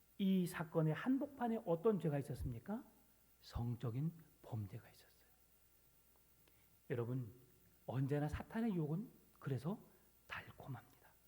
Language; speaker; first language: Korean; native; Korean